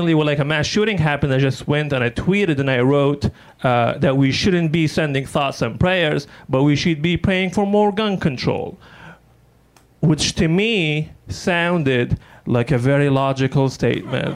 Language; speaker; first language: English; non-native, fluent; Arabic